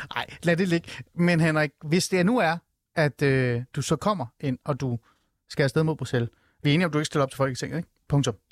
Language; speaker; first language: Danish; early bilingual, other home language; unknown